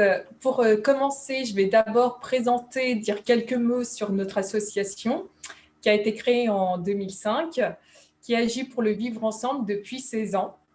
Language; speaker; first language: French; native; French